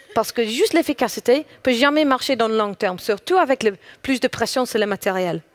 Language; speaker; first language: French; non-native, fluent; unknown